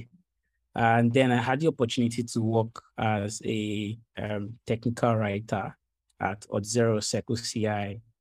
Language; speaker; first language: English; non-native, local second language; Ibibio